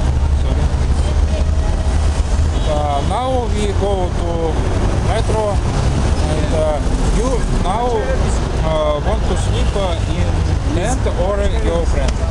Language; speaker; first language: English; non-native, learner; Russian